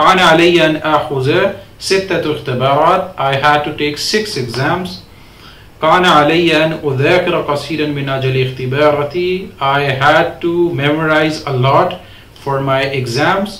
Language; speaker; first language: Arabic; non-native, fluent; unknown